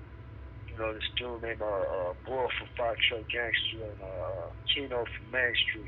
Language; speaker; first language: English; native; English